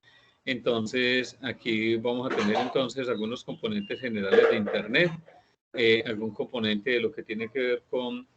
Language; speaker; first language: Spanish; native; Spanish